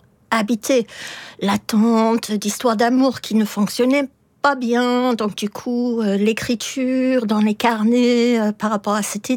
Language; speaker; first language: French; non-native, fluent; English